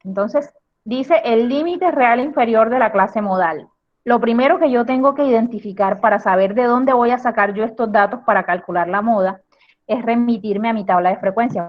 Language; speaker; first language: Spanish; native; Spanish